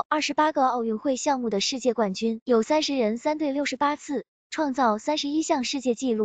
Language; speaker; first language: Chinese; native; Chinese